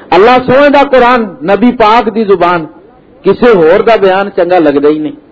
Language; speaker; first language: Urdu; non-native, local second language; Punjabi